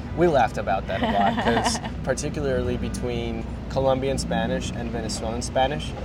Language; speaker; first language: English; non-native, fluent; Spanish